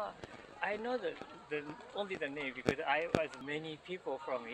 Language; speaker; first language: English; non-native, fluent; Japanese